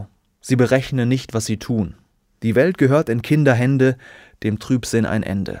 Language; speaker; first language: German; native; German